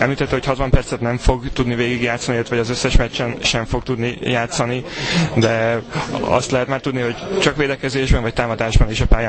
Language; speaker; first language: Hungarian; native; Hungarian